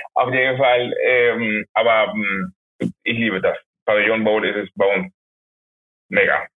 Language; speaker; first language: German; non-native, fluent; Spanish